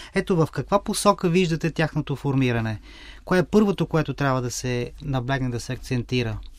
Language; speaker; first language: Bulgarian; native; Bulgarian